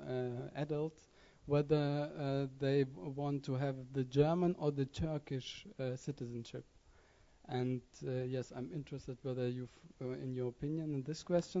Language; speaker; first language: English; non-native, fluent; German